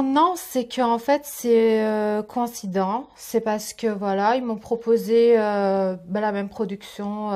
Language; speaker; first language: French; native; French